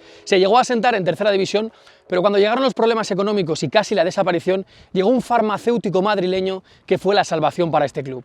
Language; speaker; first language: Spanish; native; Spanish